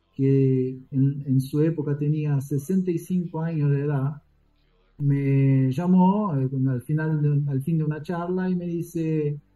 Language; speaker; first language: Spanish; early bilingual, heritage; Spanish